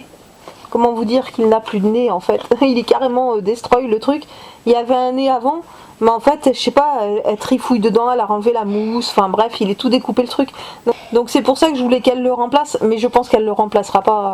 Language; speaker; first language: French; native; French